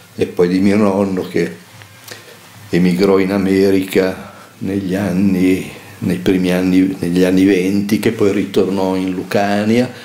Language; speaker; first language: Italian; native; Italian